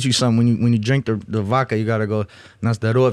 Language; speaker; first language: English; non-native, fluent; Russian